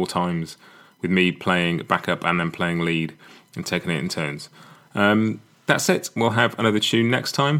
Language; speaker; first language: English; native; English